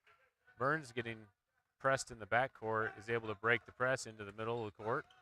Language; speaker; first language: English; native; English